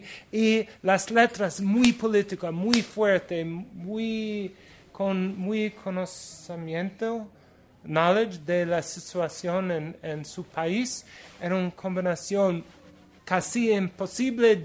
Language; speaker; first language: Spanish; non-native, learner; English